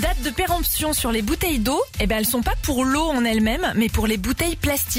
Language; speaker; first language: French; native; French